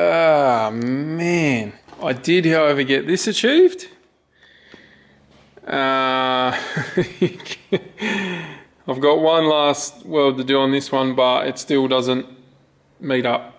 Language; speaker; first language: English; native; English